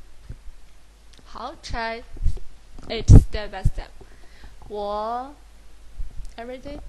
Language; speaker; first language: Chinese; native; Chinese